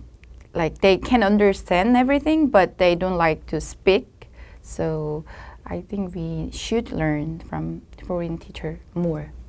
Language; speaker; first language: English; non-native, learner; Korean